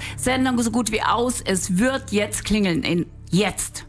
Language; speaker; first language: German; native; German